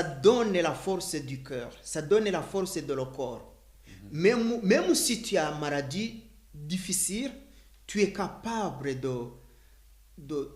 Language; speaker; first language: French; non-native, learner; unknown